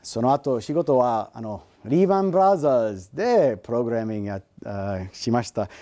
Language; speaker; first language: Japanese; non-native, learner; English